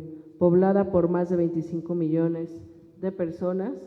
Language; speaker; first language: Spanish; native; Spanish